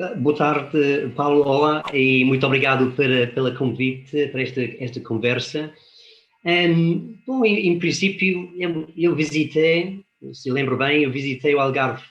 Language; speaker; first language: Portuguese; non-native, fluent; English